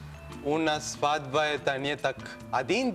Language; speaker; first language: Russian; non-native, learner; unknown